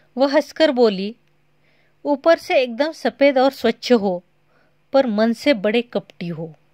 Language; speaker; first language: Hindi; non-native, local second language; Marathi